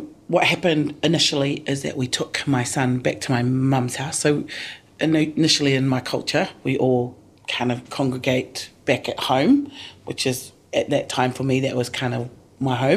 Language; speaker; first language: English; native; English